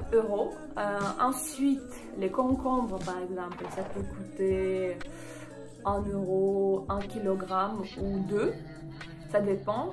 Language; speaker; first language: French; non-native, fluent; Ukrainian